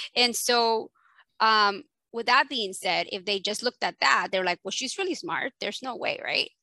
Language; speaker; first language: English; early bilingual, other home language; Spanish